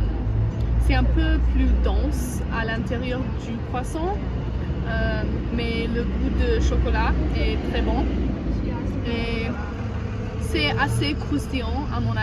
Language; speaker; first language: French; non-native, learner; English